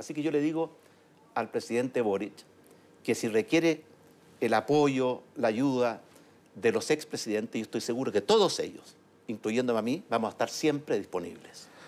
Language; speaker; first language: Spanish; native; Spanish